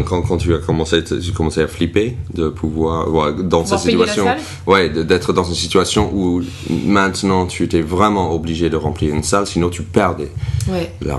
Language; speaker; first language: French; non-native, fluent; English